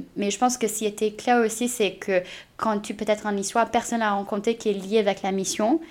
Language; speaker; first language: French; non-native, fluent; English